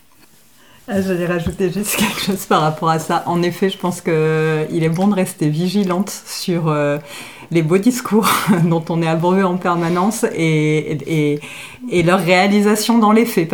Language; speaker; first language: French; native; French